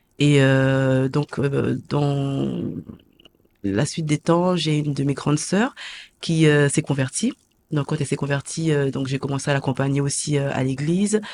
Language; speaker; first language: French; early bilingual, other home language; Lingala